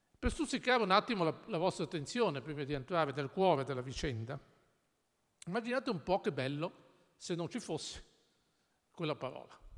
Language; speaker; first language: Italian; native; Italian